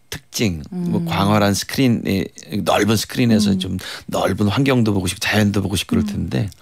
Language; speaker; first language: Korean; native; Korean